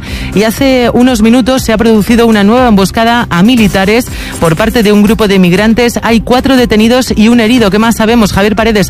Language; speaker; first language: Spanish; native; Spanish